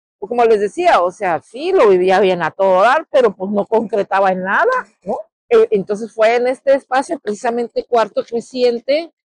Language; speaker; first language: Spanish; native; Spanish